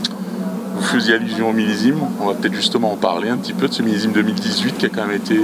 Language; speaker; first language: French; native; French